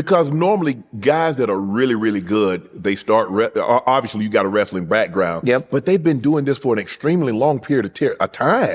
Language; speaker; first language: English; native; English